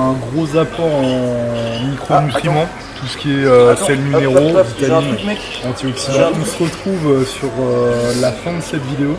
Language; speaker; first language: French; native; French